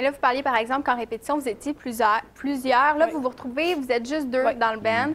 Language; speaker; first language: French; native; French